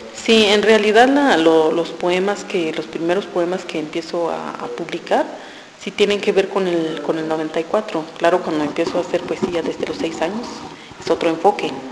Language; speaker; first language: Spanish; non-native, local second language; Tzotzil